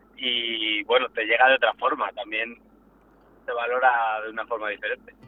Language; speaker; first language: Spanish; native; Spanish